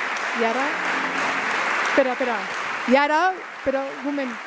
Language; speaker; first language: Catalan; native; Catalan